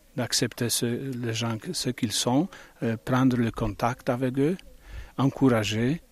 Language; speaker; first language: French; non-native, fluent; Italian